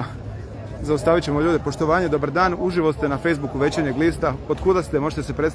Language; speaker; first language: Serbian; native; Serbian